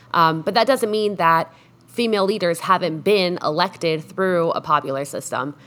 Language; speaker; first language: English; non-native, fluent; Spanish